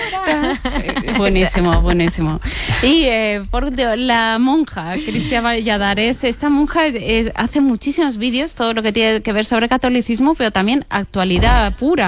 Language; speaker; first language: Spanish; native; Spanish